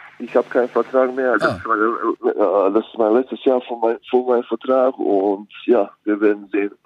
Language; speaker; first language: German; non-native, fluent; Bosnian